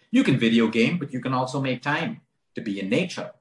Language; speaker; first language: English; non-native, local second language; Konkani